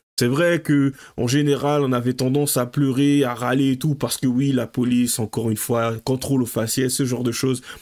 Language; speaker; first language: French; native; French